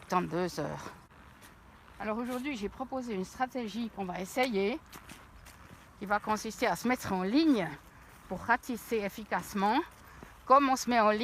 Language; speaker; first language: French; native; French